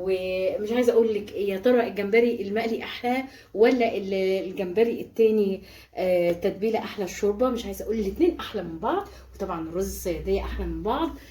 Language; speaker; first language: Arabic; native; Arabic